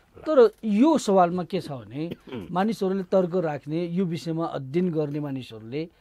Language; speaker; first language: Nepali; non-native, local second language; Newari